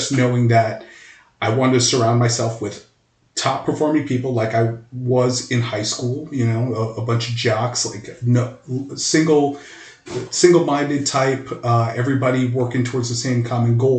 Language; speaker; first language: English; native; English